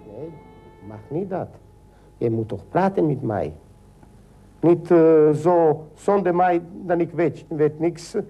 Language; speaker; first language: Dutch; non-native, learner; Romany